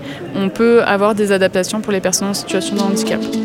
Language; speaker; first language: French; native; French